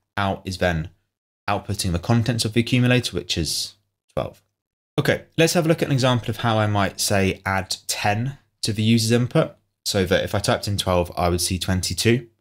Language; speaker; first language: English; native; English